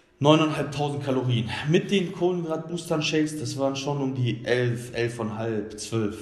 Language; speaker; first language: German; early bilingual, other home language; Bosnian